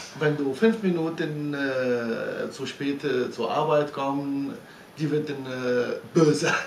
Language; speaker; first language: German; non-native, fluent; Arabic